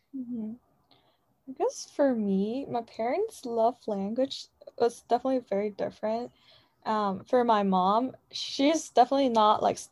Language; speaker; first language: English; non-native, fluent; Chinese